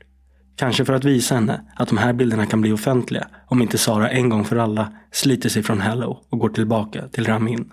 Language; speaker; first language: Swedish; native; Swedish